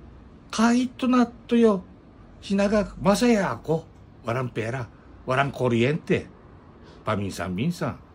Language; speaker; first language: Filipino; non-native, learner; Japanese